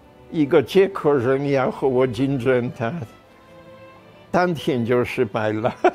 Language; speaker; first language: Chinese; non-native, fluent; Polish